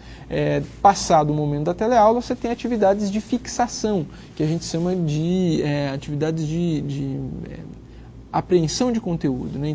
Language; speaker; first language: Portuguese; native; Portuguese